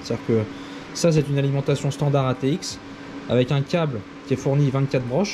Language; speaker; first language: French; native; French